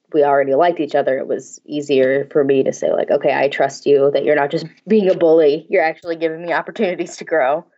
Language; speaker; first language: English; native; English